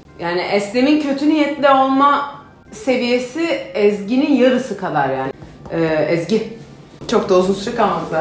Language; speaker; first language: Turkish; native; Turkish